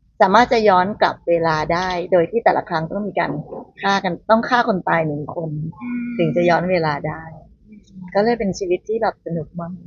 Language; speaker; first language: Thai; native; Thai